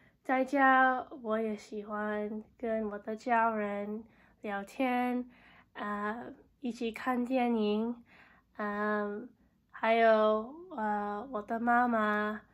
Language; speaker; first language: Chinese; non-native, learner; English